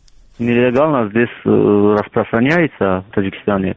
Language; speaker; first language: Russian; non-native, learner; Tajik